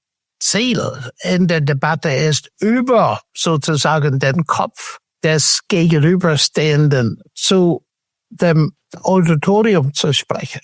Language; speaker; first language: German; non-native, fluent; English